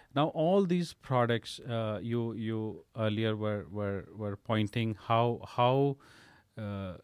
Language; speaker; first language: English; non-native, local second language; Punjabi